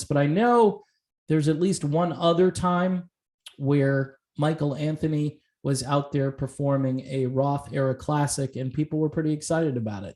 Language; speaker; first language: English; native; English